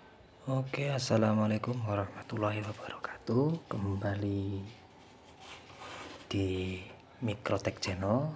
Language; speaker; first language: Indonesian; native; Indonesian